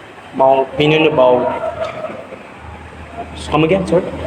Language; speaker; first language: English; non-native, learner; Indonesian